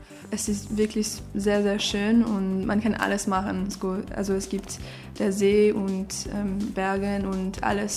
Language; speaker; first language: German; non-native, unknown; English